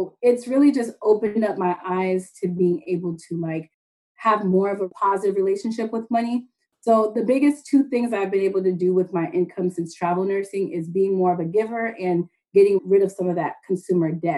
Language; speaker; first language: English; native; English